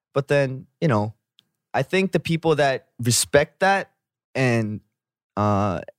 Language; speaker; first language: English; native; English